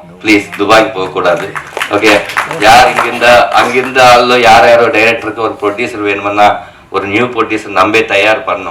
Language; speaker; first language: Tamil; non-native, learner; Telugu